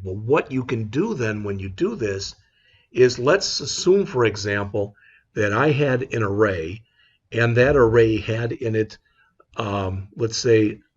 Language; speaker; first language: English; native; English